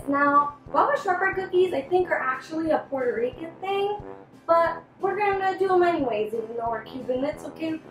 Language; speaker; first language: English; native; English